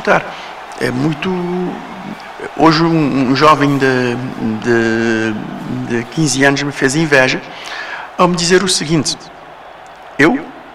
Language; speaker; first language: Portuguese; non-native, local second language; Kabuverdianu